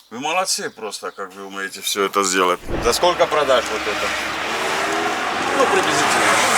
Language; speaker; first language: Russian; non-native, learner; English